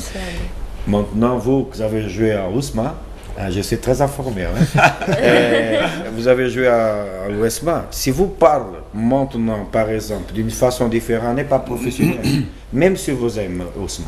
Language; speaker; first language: French; non-native, learner; Portuguese